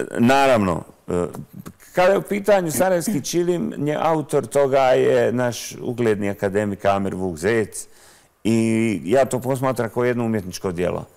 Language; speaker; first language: Croatian; native; Croatian